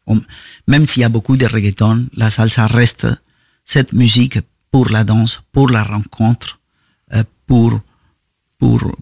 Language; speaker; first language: French; non-native, fluent; Spanish